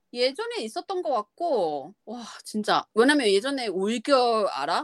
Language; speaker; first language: Korean; non-native, fluent; Chinese